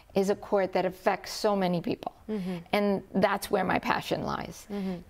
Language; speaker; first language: English; native; English